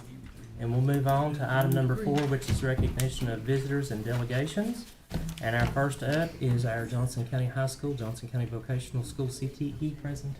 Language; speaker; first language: English; native; English